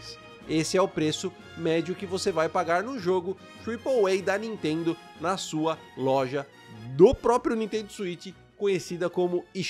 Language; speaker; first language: Portuguese; native; Portuguese